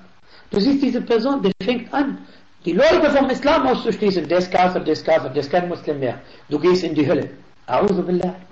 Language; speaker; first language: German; non-native, fluent; Arabic